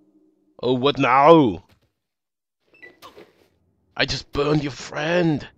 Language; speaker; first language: English; native; English